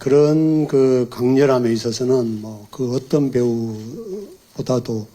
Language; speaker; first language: Korean; native; Korean